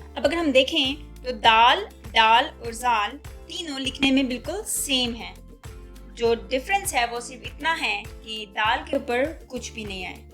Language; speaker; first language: Urdu; native; Urdu